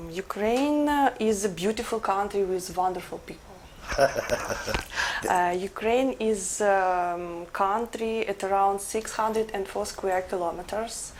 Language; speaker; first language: English; non-native, learner; Ukrainian